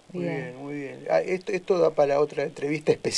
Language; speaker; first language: Spanish; native; Spanish